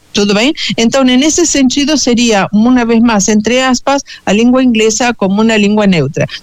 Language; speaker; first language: Portuguese; non-native, fluent; Spanish